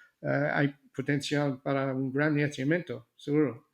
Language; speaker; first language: Spanish; non-native, fluent; English